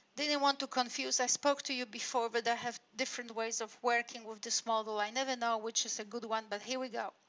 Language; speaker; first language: English; non-native, fluent; Polish